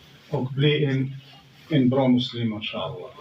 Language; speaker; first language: Swedish; non-native, fluent; Arabic